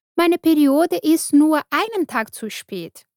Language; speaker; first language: German; non-native, fluent; Portuguese